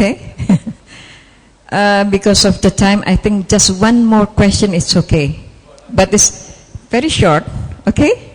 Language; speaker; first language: English; non-native, fluent; Indonesian